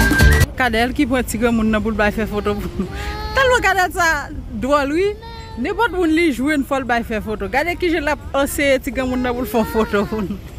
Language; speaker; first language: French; non-native, local second language; Haitian Creole